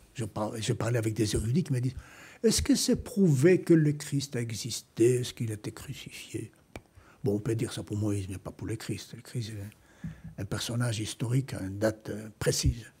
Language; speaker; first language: French; non-native, fluent; Greek